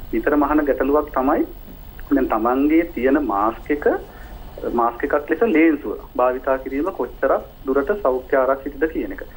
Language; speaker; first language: Sinhala; native; Sinhala